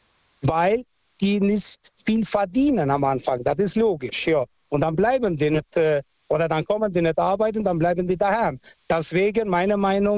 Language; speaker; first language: German; non-native, local second language; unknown